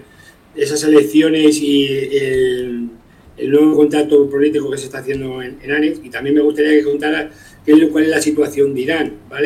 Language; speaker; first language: Spanish; native; Spanish